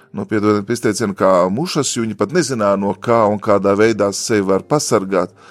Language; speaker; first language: Latvian; native; Latvian